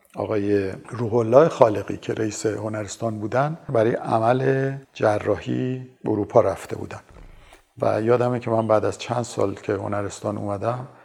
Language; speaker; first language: Persian; native; Persian